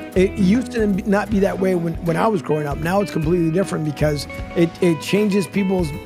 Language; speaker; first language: English; early bilingual, other home language; Spanish